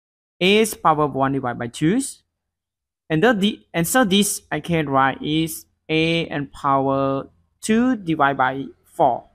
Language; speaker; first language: English; non-native, learner; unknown